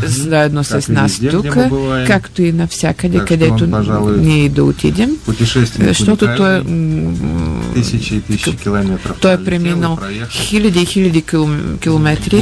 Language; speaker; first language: Bulgarian; non-native, fluent; Russian